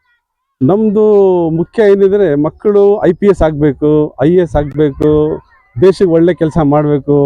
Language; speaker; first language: Kannada; non-native, local second language; Urdu